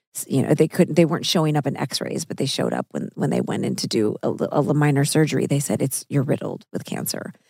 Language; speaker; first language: English; native; English